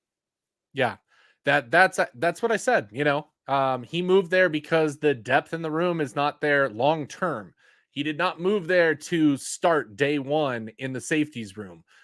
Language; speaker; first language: English; native; English